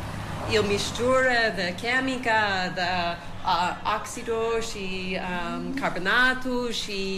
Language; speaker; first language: Portuguese; non-native, learner; English